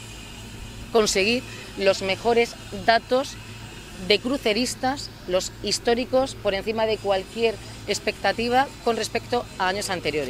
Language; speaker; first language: Spanish; native; Spanish